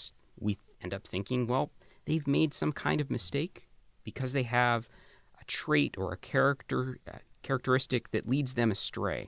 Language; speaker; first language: English; native; English